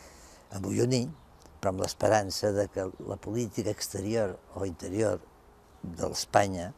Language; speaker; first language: Catalan; native; Catalan